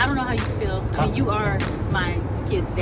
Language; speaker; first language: English; native; English